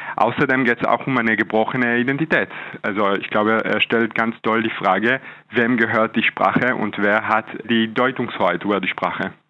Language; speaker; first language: German; non-native, fluent; Hebrew